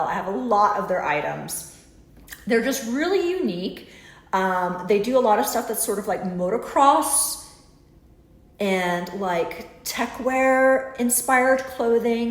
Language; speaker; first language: English; native; English